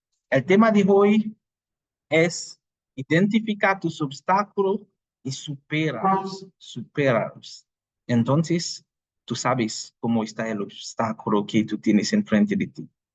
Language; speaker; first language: Spanish; non-native, fluent; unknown